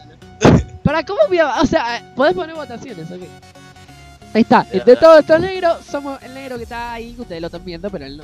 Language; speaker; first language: Spanish; native; Spanish